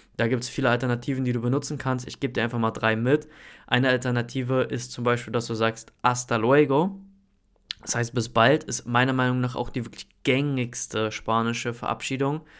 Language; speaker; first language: German; native; German